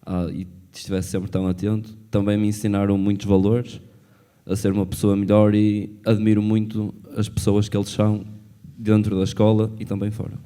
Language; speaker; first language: Portuguese; native; Portuguese